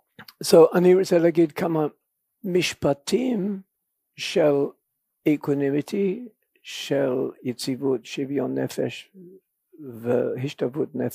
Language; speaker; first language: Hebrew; non-native, fluent; English